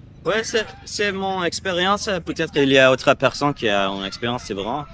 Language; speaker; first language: French; non-native, learner; English